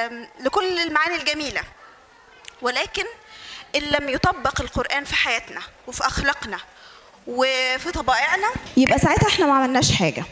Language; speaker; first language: Arabic; native; Arabic